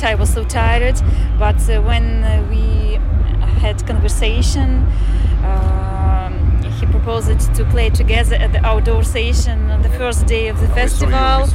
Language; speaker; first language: English; non-native, fluent; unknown